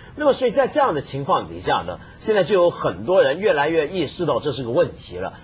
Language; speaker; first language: Chinese; non-native, local second language; Cantonese